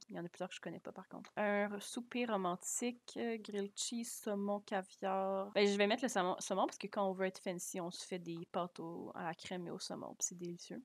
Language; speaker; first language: French; native; French